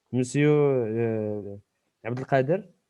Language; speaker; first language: French; non-native, local second language; Arabic